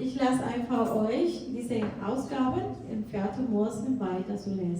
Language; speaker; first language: German; non-native, fluent; Portuguese